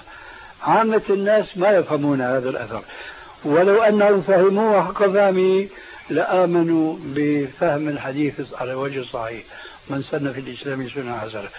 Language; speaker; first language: Arabic; early bilingual, other home language; Albanian